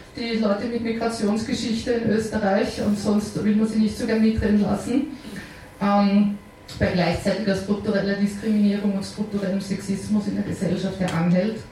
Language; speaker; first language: German; native; German